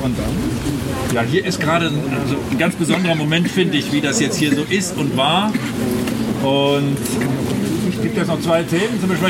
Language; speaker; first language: German; native; German